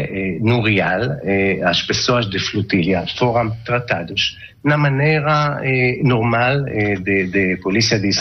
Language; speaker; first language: Portuguese; non-native, learner; Hebrew